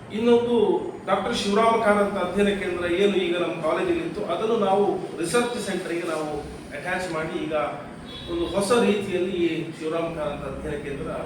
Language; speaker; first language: Kannada; native; Kannada